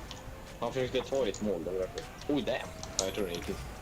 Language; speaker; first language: Swedish; native; Swedish